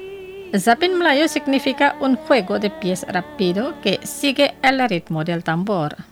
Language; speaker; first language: Spanish; non-native, fluent; Indonesian